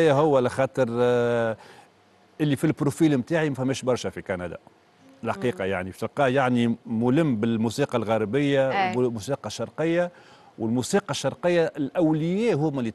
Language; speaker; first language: Arabic; native; Arabic